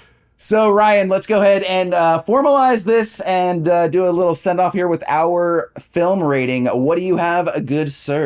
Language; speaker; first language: English; native; English